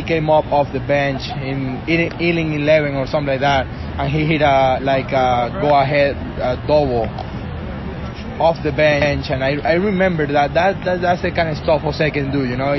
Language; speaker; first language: English; non-native, fluent; Spanish